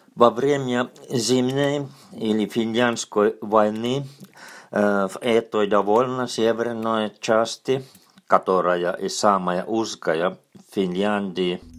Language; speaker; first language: Russian; non-native, learner; Finnish